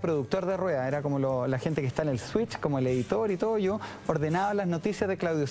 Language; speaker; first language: Spanish; native; Spanish